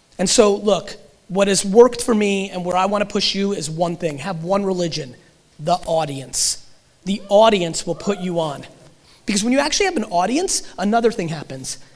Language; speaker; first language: English; early bilingual, other home language; Russian